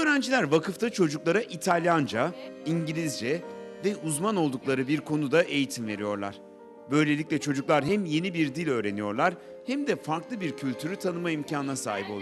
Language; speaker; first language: Turkish; native; Turkish